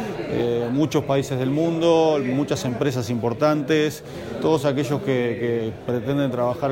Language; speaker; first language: Spanish; native; Spanish